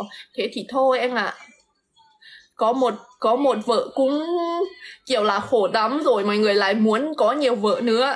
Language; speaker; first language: Vietnamese; non-native, fluent; Lao